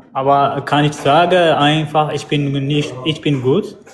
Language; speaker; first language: German; non-native, learner; Amharic